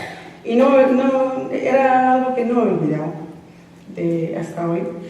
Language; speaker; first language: Spanish; non-native, fluent; English